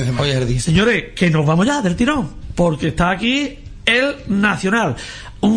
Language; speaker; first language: Spanish; native; Spanish